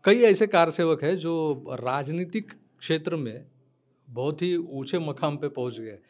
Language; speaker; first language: Hindi; non-native, local second language; Marathi